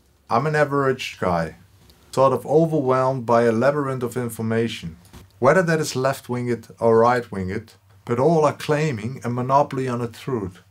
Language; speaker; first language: English; non-native, fluent; Dutch